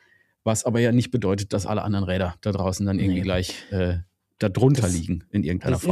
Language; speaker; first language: German; native; German